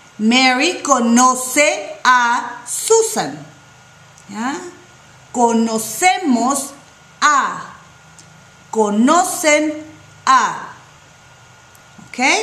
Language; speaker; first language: Spanish; non-native, fluent; English